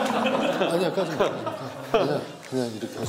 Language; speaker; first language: Korean; native; Korean